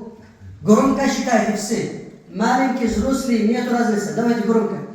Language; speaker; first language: Russian; non-native, learner; Arabic